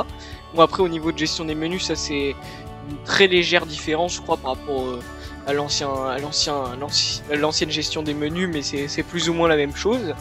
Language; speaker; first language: French; native; French